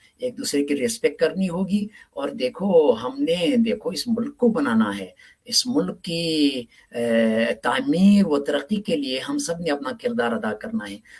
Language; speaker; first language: Urdu; non-native, local second language; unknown